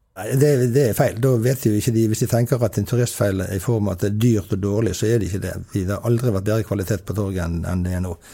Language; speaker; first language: Norwegian; native; Norwegian